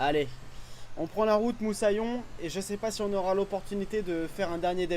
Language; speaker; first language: French; native; French